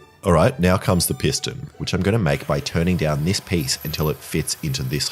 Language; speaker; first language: English; native; English